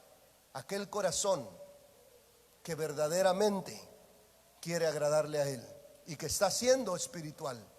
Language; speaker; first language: Spanish; native; Spanish